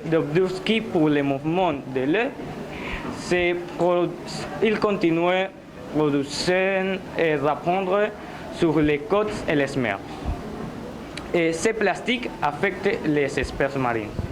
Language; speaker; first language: French; non-native, learner; Spanish